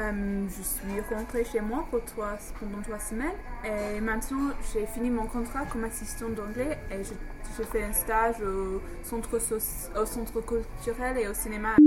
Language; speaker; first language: French; non-native, fluent; English